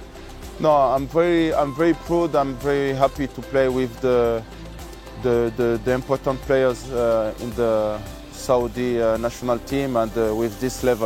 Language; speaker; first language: English; non-native, learner; French